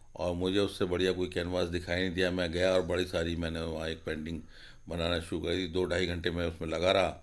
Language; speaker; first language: Hindi; native; Hindi